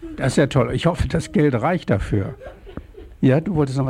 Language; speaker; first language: German; native; German